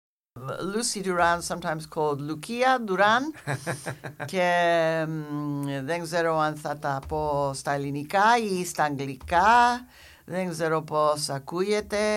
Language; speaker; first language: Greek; non-native, learner; English